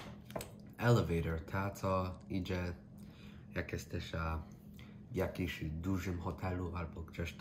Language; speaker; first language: Polish; early bilingual, heritage; English